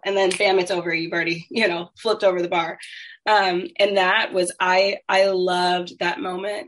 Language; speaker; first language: English; native; English